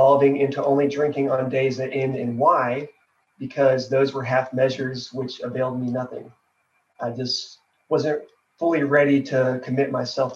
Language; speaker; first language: English; native; English